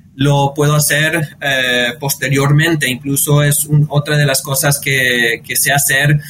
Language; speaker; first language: Spanish; early bilingual, heritage; Spanish